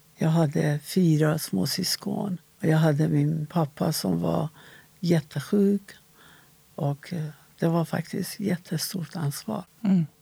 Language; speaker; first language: Swedish; non-native, fluent; Persian